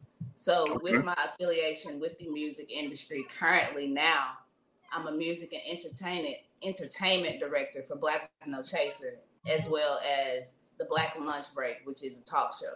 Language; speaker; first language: English; native; English